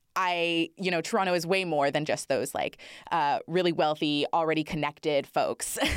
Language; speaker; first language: English; native; English